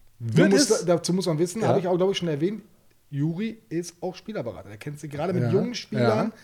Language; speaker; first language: German; native; German